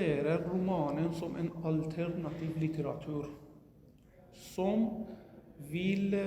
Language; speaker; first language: Norwegian; non-native, learner; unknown